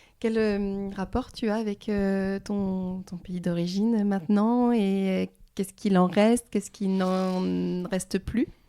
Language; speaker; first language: French; native; French